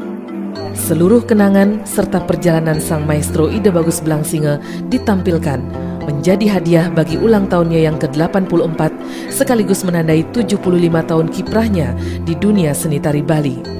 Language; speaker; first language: Indonesian; native; Indonesian